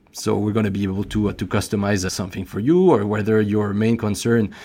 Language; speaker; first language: English; non-native, fluent; French